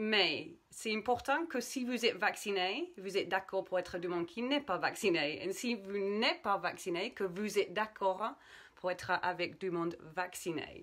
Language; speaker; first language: French; non-native, fluent; English